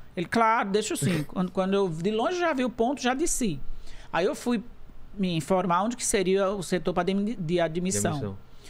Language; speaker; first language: Portuguese; native; Portuguese